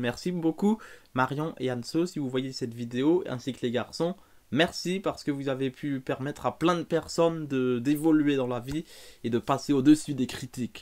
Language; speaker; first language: French; native; French